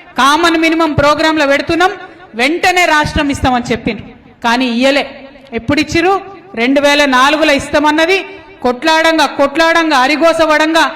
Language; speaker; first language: Telugu; native; Telugu